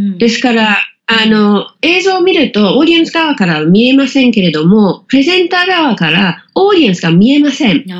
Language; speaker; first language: Japanese; non-native, fluent; English